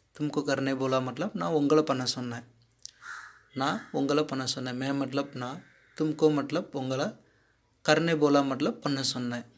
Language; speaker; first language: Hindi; non-native, local second language; Tamil